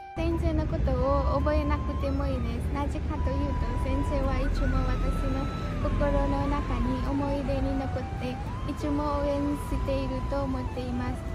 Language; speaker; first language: Japanese; non-native, learner; Nepali